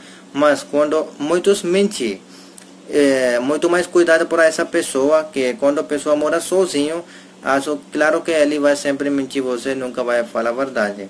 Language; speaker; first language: Portuguese; non-native, learner; Hindi